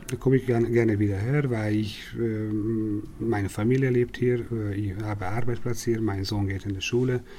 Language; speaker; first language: German; non-native, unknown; Hungarian